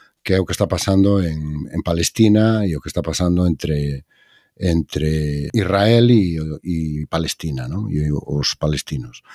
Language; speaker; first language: Galician; native; Galician